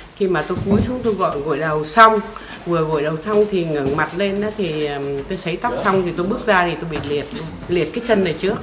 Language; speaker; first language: Vietnamese; non-native, local second language; Tày